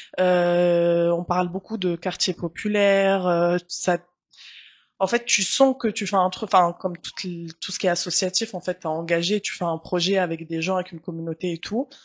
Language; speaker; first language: French; early bilingual, other home language; Arabic